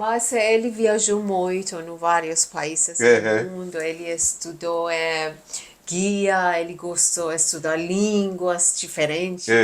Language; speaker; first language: Portuguese; non-native, learner; Persian